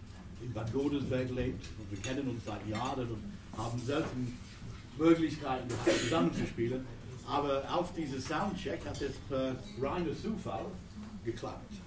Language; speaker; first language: German; non-native, fluent; English